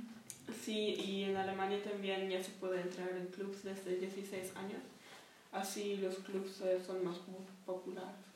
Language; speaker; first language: Spanish; non-native, learner; German